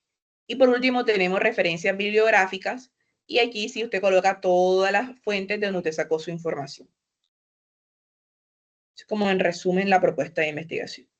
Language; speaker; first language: Spanish; native; Spanish